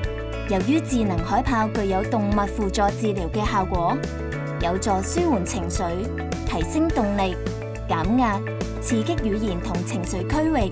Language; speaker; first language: Cantonese; native; Cantonese